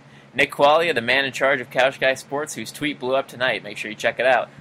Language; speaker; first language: English; native; English